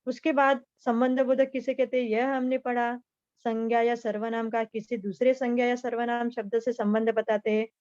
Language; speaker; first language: Hindi; non-native, local second language; Marathi